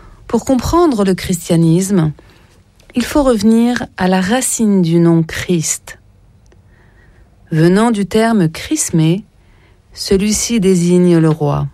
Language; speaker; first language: French; native; French